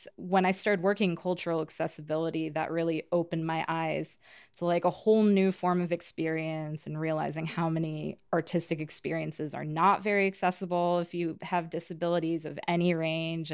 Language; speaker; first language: English; native; English